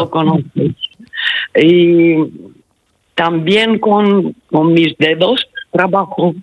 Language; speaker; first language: Spanish; non-native, learner; Italian